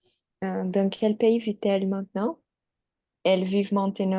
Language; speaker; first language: French; non-native, learner; Portuguese